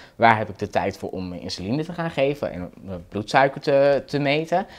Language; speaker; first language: Dutch; native; Dutch